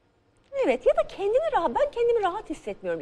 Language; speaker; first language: Turkish; native; Turkish